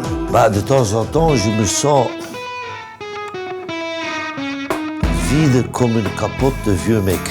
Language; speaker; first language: French; non-native, local second language; Dutch